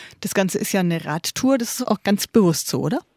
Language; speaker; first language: German; native; German